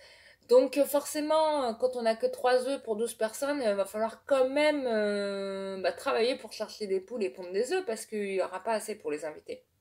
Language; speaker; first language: French; native; French